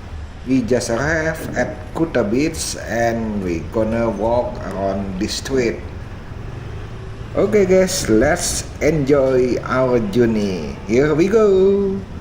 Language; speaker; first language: English; non-native, fluent; Indonesian